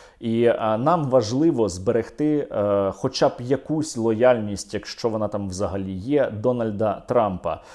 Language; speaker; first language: Ukrainian; native; Ukrainian